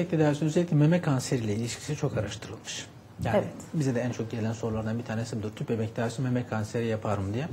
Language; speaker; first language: Turkish; native; Turkish